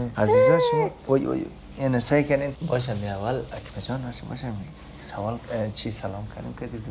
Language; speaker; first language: Persian; native; Persian